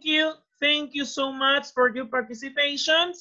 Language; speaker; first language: English; non-native, learner; Spanish